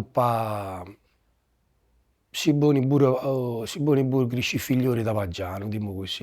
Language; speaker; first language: Italian; native; Italian